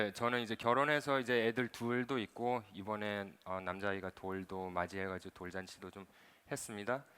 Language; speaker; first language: Korean; early bilingual, other home language; English